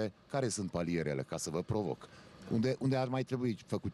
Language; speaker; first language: Romanian; native; Romanian